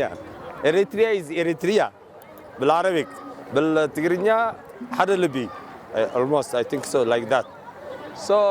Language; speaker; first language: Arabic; non-native, learner; Tigrinya